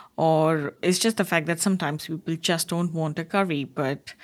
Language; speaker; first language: English; non-native, local second language; Bangla